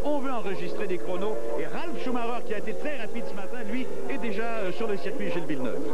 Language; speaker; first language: French; native; French